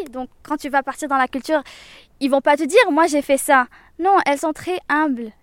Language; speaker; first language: French; non-native, local second language; Arabic